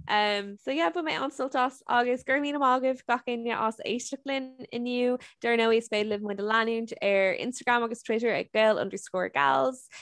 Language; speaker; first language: Irish; non-native, local second language; English